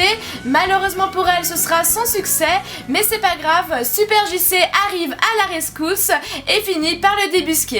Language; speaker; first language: French; native; French